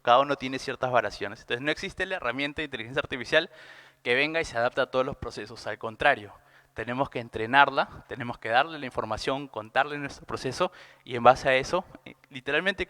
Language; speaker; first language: Spanish; native; Spanish